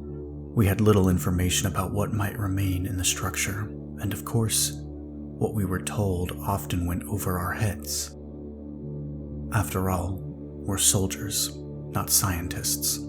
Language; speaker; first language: English; native; English